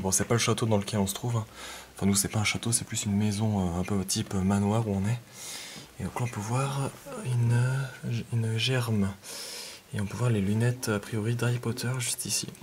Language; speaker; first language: French; native; French